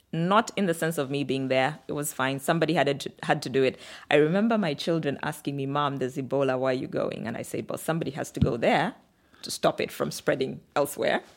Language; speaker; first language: English; non-native, local second language; Bemba